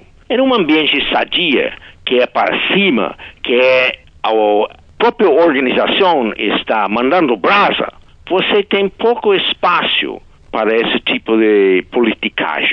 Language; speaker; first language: Portuguese; non-native, fluent; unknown